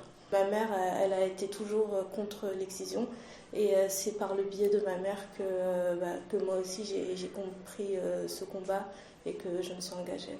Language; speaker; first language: French; early bilingual, other home language; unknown